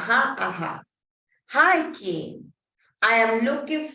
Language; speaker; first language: English; non-native, fluent; Spanish